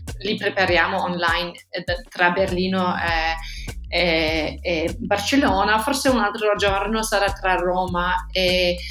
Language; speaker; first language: Italian; non-native, fluent; German